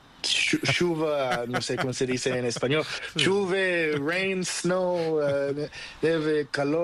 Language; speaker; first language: Spanish; non-native, learner; Portuguese